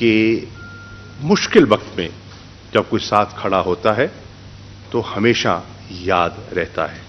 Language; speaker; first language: Urdu; non-native, local second language; Saraiki